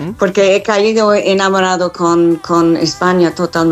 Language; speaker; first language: Spanish; non-native, fluent; English